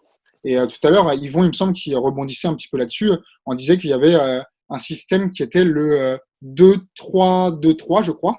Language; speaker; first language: French; native; French